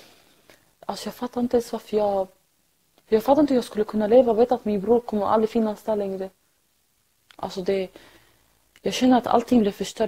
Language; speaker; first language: Swedish; early bilingual, other home language; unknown